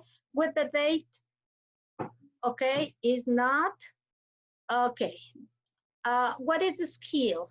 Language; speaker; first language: English; non-native, fluent; Spanish